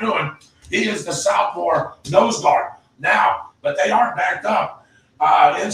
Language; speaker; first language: English; native; English